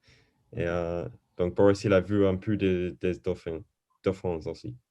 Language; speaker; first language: French; non-native, learner; English